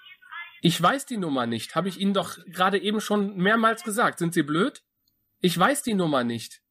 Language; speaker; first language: German; native; German